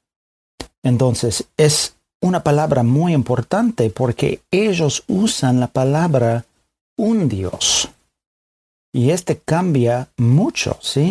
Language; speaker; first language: Spanish; non-native, fluent; English